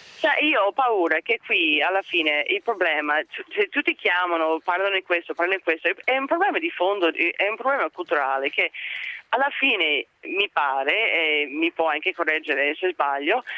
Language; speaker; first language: Italian; non-native, fluent; English